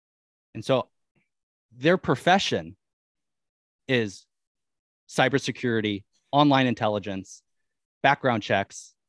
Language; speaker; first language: English; native; English